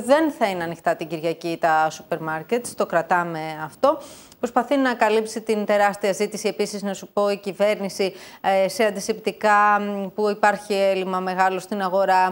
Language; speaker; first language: Greek; native; Greek